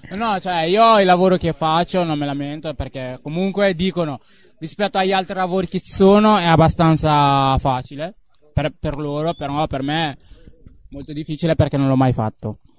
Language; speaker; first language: Italian; early bilingual, other home language; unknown